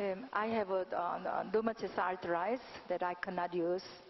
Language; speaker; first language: English; non-native, fluent; Korean